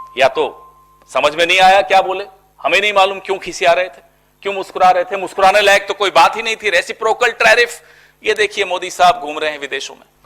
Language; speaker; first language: Hindi; native; Hindi